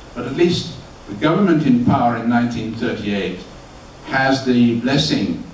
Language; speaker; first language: English; early bilingual, other home language; German